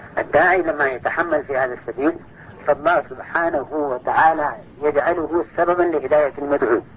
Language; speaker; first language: Arabic; non-native, fluent; Urdu